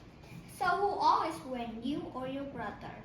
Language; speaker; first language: English; non-native, fluent; Vietnamese